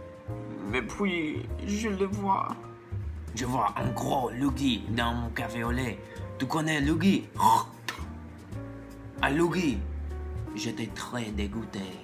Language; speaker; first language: French; non-native, learner; English